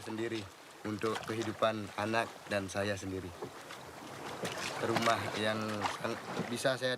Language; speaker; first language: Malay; non-native, local second language; Balinese